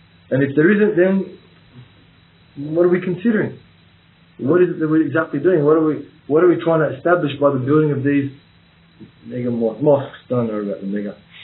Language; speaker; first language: English; native; English